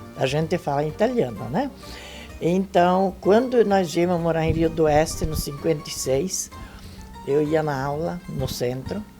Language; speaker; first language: Portuguese; non-native, local second language; Venetian